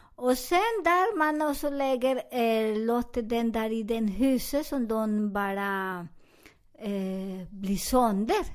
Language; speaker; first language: Swedish; non-native, learner; Spanish